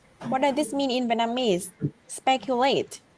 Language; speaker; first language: English; non-native, learner; Vietnamese